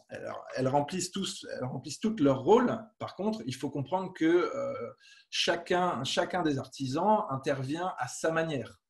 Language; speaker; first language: French; native; French